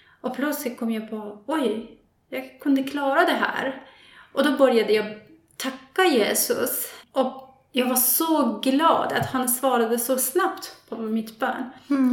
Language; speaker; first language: Swedish; non-native, fluent; Persian